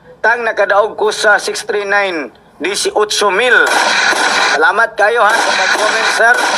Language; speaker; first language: Cebuano; native; Cebuano